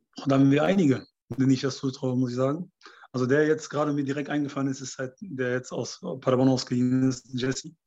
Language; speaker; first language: German; early bilingual, other home language; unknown